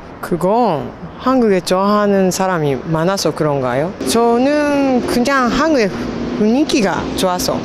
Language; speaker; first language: Korean; non-native, fluent; Japanese